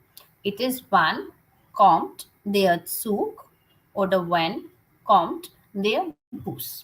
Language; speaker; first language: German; non-native, fluent; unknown